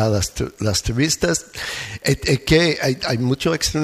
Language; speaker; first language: Spanish; non-native, fluent; English